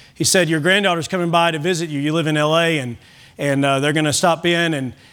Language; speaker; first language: English; native; English